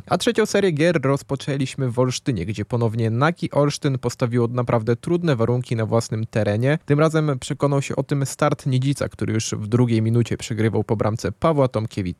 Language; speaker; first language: Polish; native; Polish